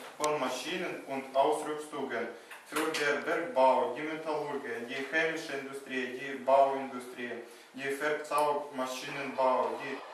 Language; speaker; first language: German; non-native, learner; Ukrainian